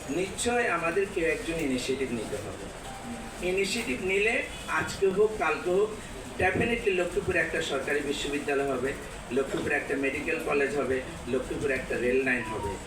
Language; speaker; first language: Bangla; native; Bangla